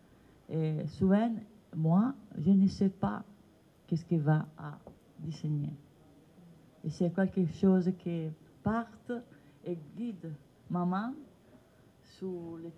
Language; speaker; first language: French; non-native, fluent; Italian